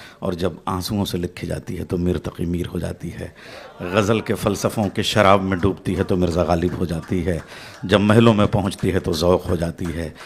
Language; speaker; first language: Urdu; native; Urdu